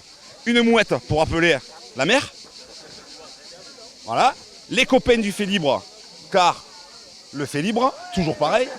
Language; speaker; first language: French; native; French